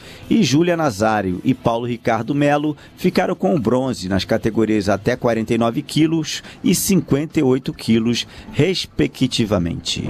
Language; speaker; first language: Portuguese; native; Portuguese